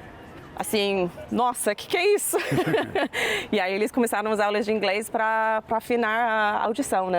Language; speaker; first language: Portuguese; non-native, fluent; English